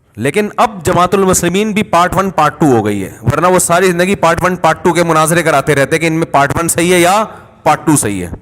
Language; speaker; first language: Urdu; native; Urdu